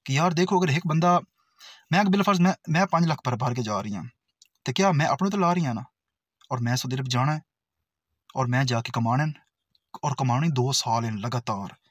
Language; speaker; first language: Urdu; non-native, local second language; Punjabi